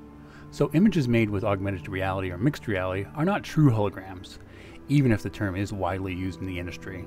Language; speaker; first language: English; native; English